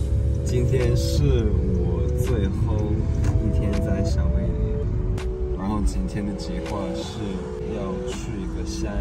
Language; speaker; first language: Chinese; non-native, fluent; English